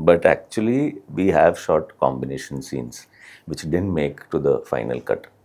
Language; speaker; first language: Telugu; non-native, learner; Malayalam